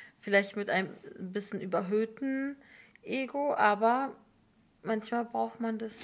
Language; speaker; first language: German; native; German